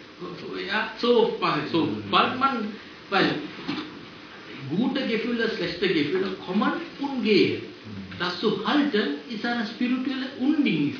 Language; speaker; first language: German; non-native, fluent; Sinhala